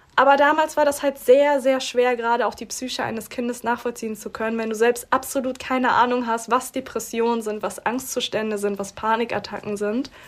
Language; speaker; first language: German; early bilingual, other home language; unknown